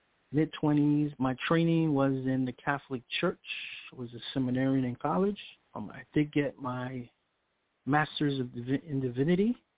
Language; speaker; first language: English; early bilingual, other home language; Spanish